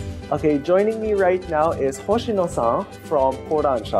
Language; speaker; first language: English; non-native, local second language; Filipino